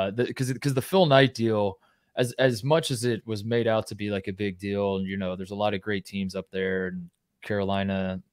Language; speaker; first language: English; native; English